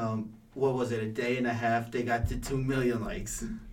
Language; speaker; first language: English; early bilingual, other home language; Spanish